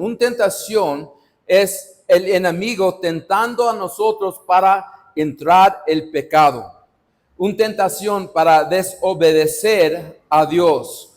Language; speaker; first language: Spanish; non-native, fluent; English